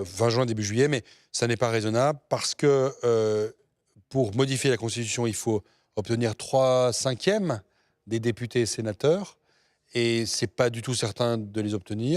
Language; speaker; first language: French; native; French